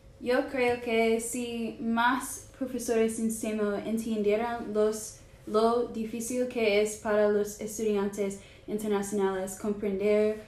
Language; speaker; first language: Spanish; non-native, learner; English